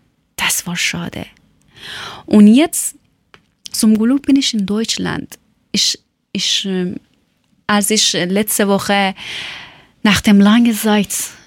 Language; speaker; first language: German; non-native, learner; Persian